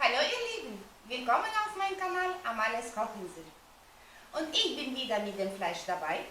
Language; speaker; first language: German; non-native, fluent; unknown